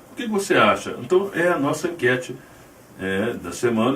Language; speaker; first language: Portuguese; native; Portuguese